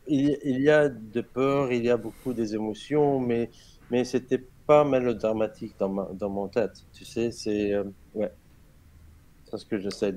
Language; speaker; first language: French; non-native, learner; Arabic